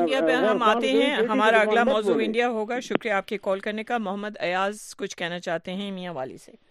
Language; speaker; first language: Urdu; native; Urdu